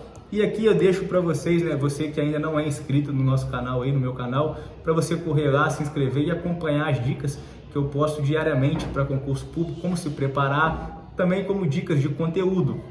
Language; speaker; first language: Portuguese; native; Portuguese